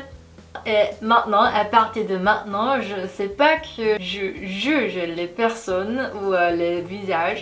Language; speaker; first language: French; non-native, fluent; Korean